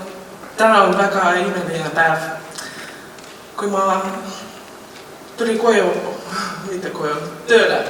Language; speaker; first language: Estonian; non-native, local second language; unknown